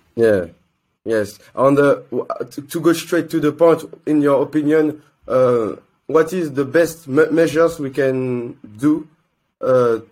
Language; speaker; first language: English; non-native, learner; French